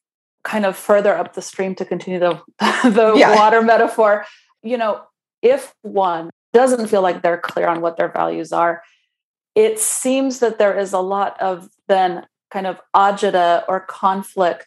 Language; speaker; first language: English; non-native, fluent; Romanian